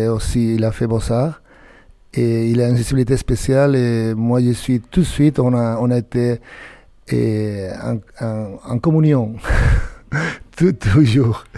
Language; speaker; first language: French; non-native, fluent; Spanish